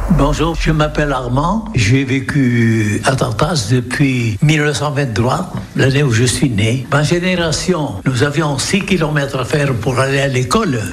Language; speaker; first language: French; non-native, local second language; Occitan